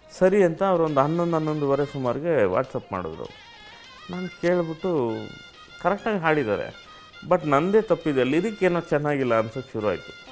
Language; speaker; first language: Kannada; native; Kannada